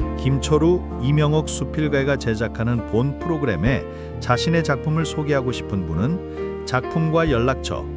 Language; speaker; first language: Korean; native; Korean